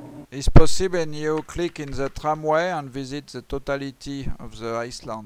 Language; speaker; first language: English; non-native, learner; French